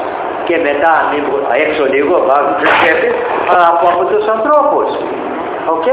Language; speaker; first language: Greek; early bilingual, heritage; Greek